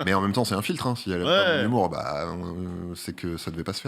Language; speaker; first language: French; native; French